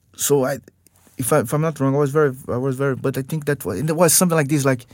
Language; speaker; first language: English; non-native, fluent; Portuguese